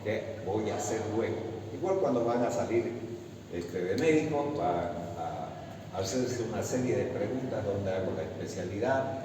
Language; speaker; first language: Spanish; native; Spanish